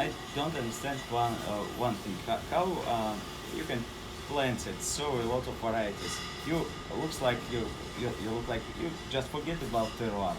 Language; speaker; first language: English; non-native, learner; Russian